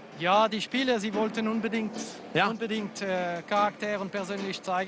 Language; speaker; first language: German; non-native, local second language; French